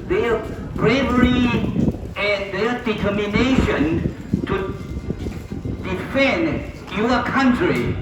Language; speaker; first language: English; non-native, fluent; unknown